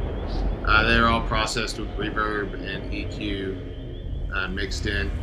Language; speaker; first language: English; native; English